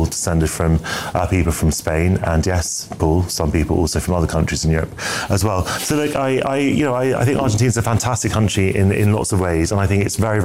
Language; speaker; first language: English; native; English